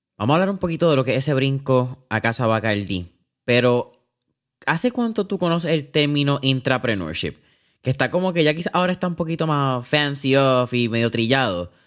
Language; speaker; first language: Spanish; native; Spanish